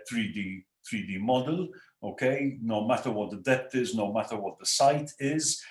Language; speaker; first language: English; non-native, local second language; Maltese